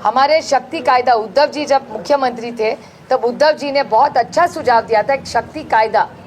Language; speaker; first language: Hindi; non-native, local second language; Marathi